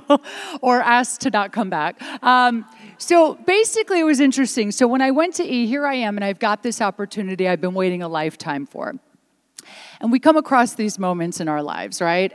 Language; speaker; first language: English; early bilingual, other home language; Italian